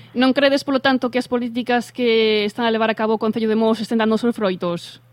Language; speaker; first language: Galician; native; Galician